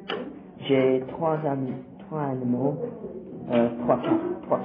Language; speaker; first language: French; non-native, learner; English